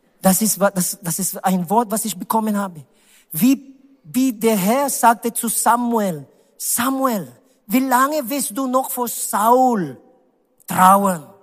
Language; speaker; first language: German; non-native, learner; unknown